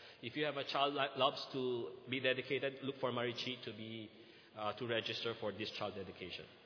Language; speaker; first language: English; non-native, local second language; Min Nan Chinese